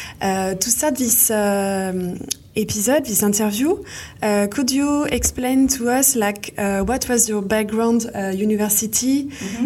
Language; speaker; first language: English; non-native, fluent; French